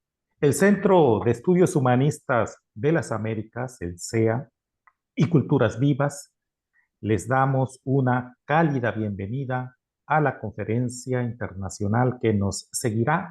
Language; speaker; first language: Spanish; native; Spanish